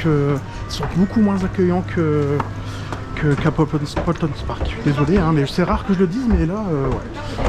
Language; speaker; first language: French; native; French